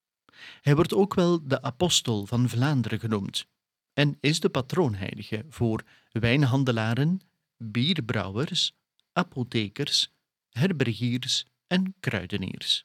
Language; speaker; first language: Dutch; native; Dutch